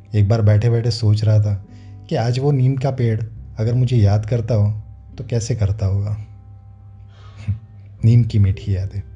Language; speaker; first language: Hindi; non-native, local second language; Gujarati